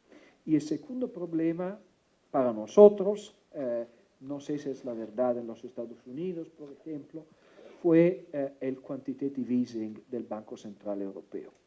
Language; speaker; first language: Spanish; non-native, fluent; Italian